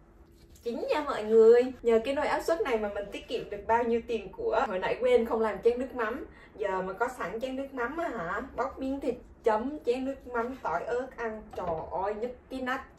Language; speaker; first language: Vietnamese; native; Vietnamese